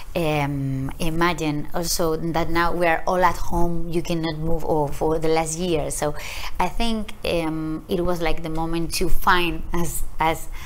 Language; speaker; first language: English; non-native, learner; Spanish